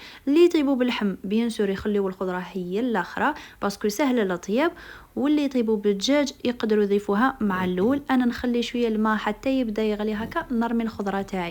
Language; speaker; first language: Arabic; native; Arabic